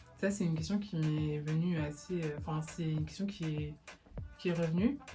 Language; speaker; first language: French; early bilingual, other home language; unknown